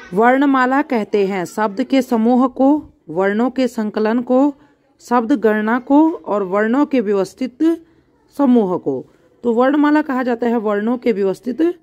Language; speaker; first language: Hindi; native; Hindi